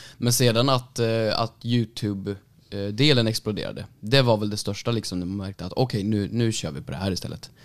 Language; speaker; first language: Swedish; native; Swedish